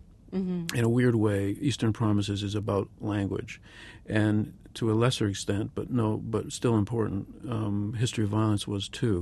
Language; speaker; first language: English; native; English